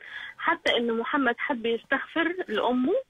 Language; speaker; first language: Arabic; native; Arabic